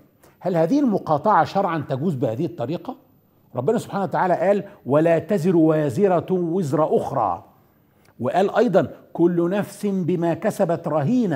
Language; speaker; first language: Arabic; native; Arabic